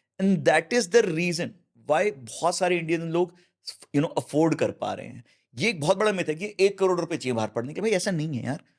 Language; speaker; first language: Hindi; native; Hindi